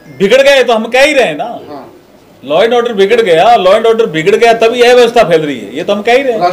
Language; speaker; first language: Hindi; native; Hindi